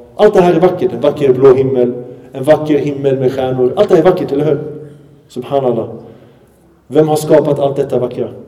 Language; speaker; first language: Swedish; early bilingual, other home language; Arabic